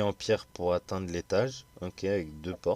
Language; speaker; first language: French; native; French